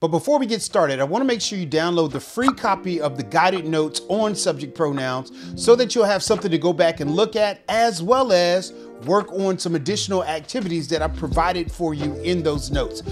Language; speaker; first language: English; native; English